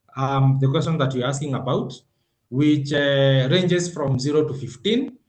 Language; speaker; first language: English; non-native, local second language; Swahili